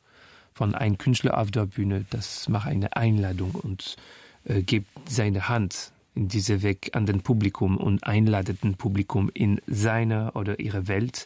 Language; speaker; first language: German; non-native, fluent; French